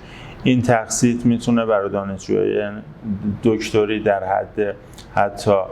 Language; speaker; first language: Persian; native; Persian